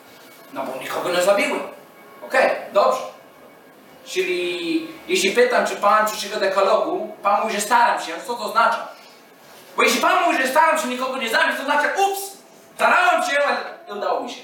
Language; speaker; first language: Polish; non-native, fluent; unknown